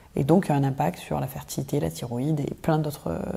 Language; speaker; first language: French; native; French